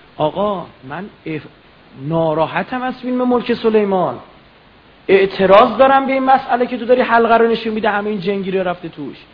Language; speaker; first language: Persian; native; Persian